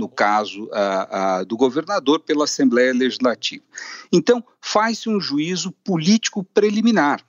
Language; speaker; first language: Portuguese; native; Portuguese